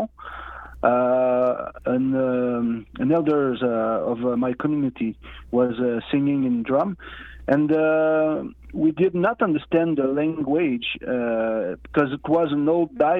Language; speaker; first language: English; non-native, fluent; Innu-aimun